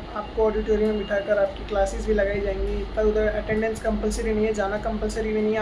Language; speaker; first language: Hindi; native; Hindi